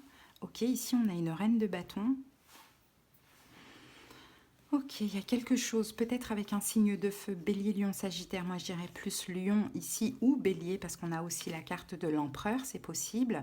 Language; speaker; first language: French; native; French